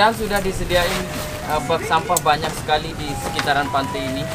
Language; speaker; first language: Indonesian; native; Indonesian